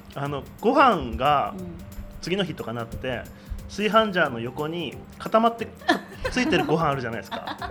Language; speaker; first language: Japanese; native; Japanese